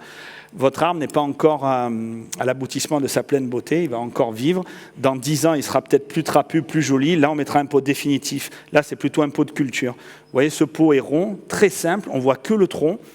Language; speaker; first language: French; native; French